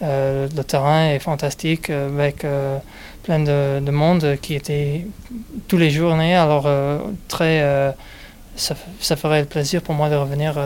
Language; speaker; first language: French; non-native, fluent; English